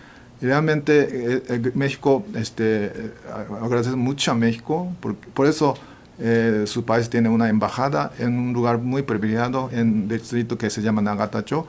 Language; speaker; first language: Spanish; non-native, fluent; Japanese